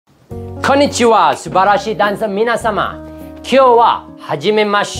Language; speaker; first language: Japanese; non-native, fluent; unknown